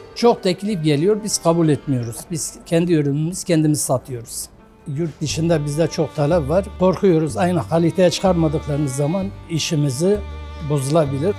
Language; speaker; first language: Turkish; native; Turkish